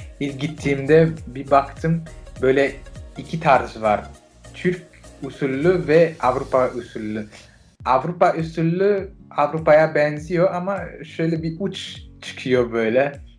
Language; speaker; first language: Turkish; non-native, fluent; French